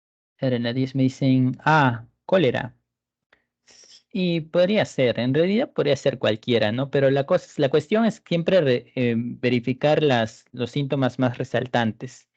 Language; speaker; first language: Spanish; native; Spanish